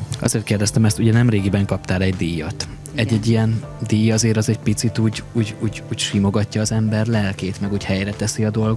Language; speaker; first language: Hungarian; native; Hungarian